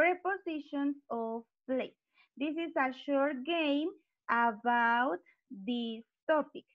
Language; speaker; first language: English; non-native, learner; Spanish